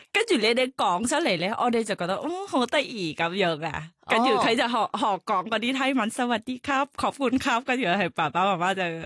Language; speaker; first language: Cantonese; non-native, fluent; Thai